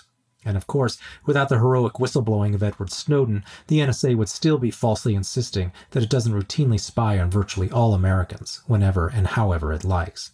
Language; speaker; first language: English; native; English